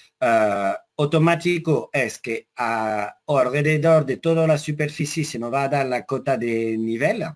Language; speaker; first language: Spanish; non-native, fluent; French